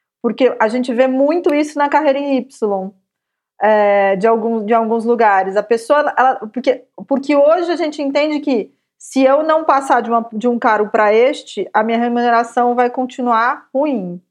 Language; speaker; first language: Portuguese; native; Portuguese